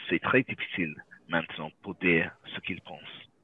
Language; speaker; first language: French; non-native, learner; English